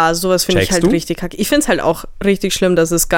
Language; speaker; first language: German; native; German